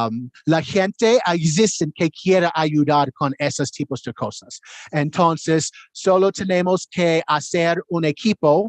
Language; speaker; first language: Spanish; non-native, learner; English